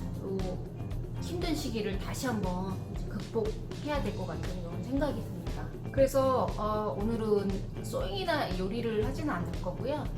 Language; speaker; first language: Korean; native; Korean